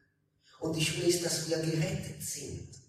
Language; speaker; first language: German; non-native, learner; Italian